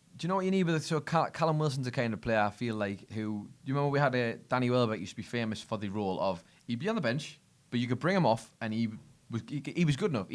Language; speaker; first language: English; native; English